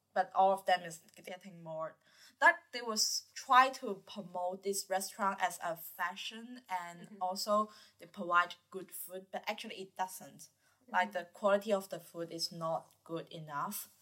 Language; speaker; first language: English; non-native, learner; Chinese